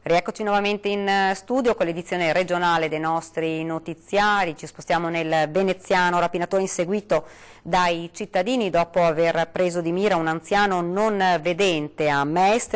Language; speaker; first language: Italian; native; Italian